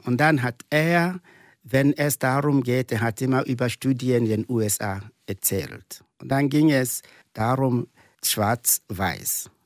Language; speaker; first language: German; non-native, fluent; Igbo